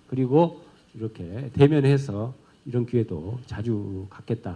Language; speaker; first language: Korean; native; Korean